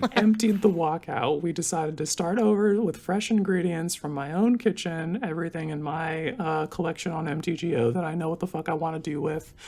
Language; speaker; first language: English; native; English